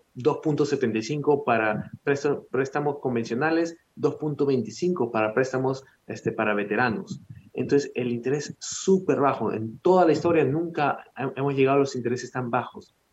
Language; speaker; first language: Spanish; early bilingual, heritage; Spanish